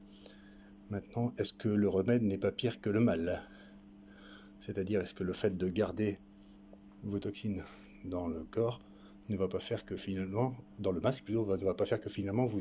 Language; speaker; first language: French; native; French